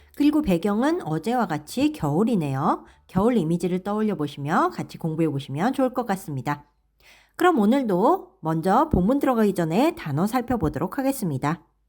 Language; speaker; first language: Korean; native; Korean